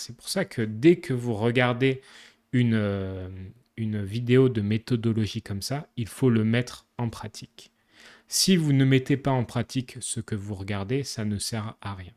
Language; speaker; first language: French; native; French